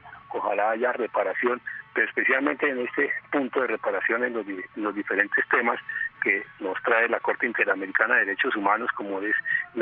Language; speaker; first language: Spanish; native; Spanish